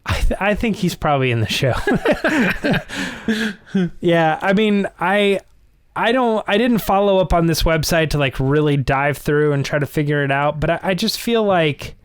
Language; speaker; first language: English; native; English